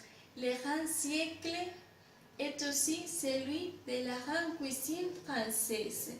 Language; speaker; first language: French; non-native, fluent; Spanish